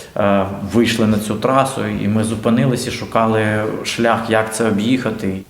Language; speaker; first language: Ukrainian; native; Ukrainian